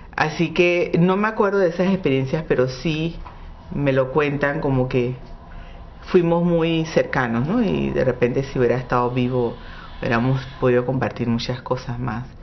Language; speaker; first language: Spanish; non-native, local second language; English